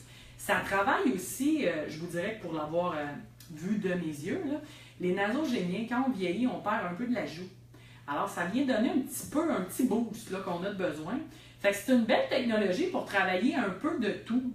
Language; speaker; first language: French; native; French